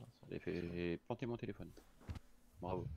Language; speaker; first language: French; native; French